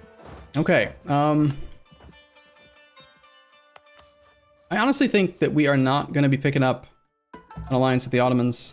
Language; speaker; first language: English; native; English